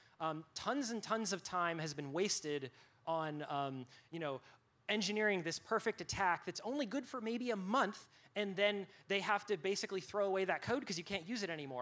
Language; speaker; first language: English; native; English